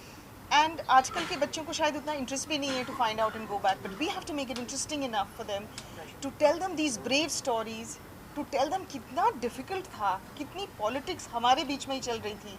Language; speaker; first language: Hindi; native; Hindi